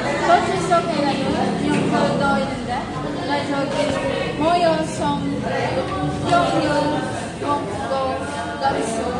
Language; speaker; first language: Korean; non-native, learner; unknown